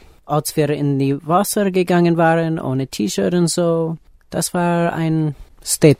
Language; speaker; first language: German; non-native, learner; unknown